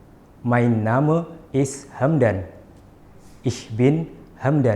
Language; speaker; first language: German; non-native, fluent; Indonesian